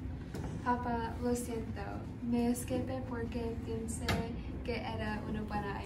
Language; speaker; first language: Spanish; non-native, learner; English